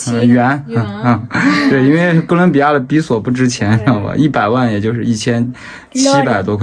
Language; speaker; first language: Chinese; native; Chinese